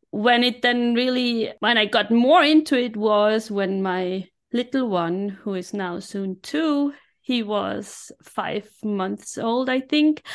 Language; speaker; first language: English; non-native, fluent; German